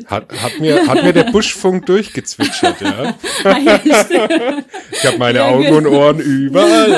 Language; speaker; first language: German; native; German